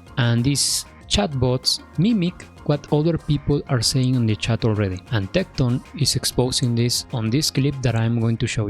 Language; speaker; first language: English; non-native, fluent; Spanish